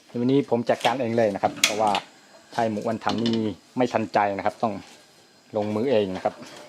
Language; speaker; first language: Thai; non-native, local second language; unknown